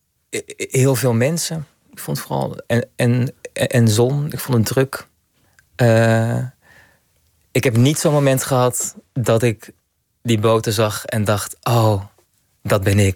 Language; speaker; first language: Dutch; native; Dutch